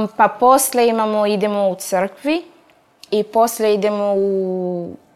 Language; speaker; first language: Serbian; non-native, fluent; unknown